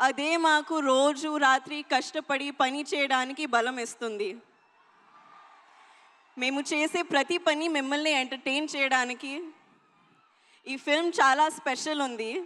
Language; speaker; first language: Telugu; non-native, learner; Hindi